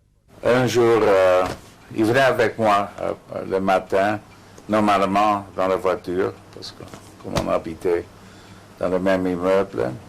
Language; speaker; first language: French; non-native, fluent; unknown